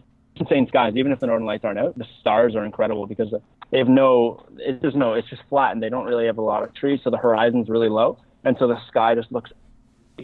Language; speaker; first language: English; native; English